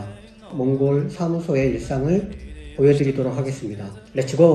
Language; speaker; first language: Korean; native; Korean